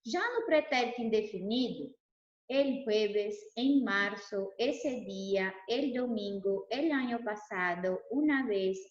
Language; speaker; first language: Spanish; non-native, fluent; Portuguese